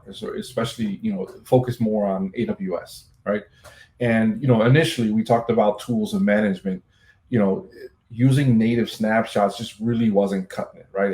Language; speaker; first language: English; native; English